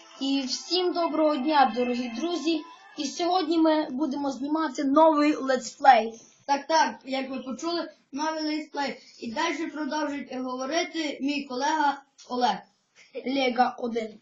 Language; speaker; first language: Ukrainian; native; Ukrainian